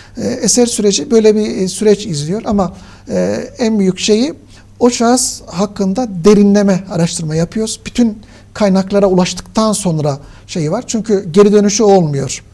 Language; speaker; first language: Turkish; native; Turkish